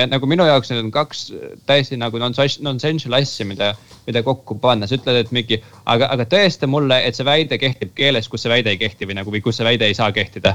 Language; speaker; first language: Estonian; native; Estonian